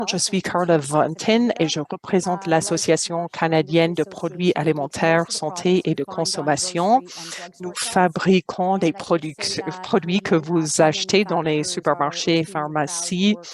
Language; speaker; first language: French; non-native, local second language; English